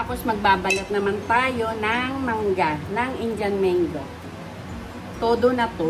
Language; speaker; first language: Filipino; native; Filipino